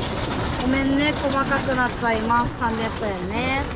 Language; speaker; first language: Japanese; native; Japanese